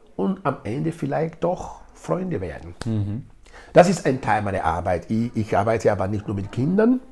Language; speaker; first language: German; non-native, fluent; Bini